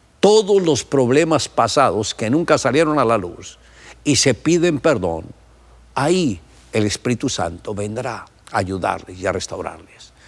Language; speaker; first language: Spanish; native; Spanish